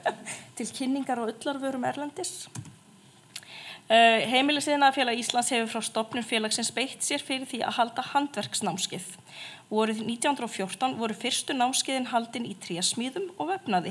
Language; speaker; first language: Icelandic; native; Icelandic